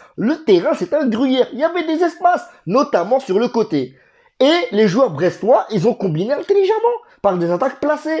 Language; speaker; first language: French; native; French